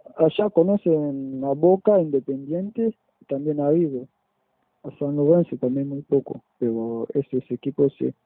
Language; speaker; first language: Spanish; non-native, fluent; French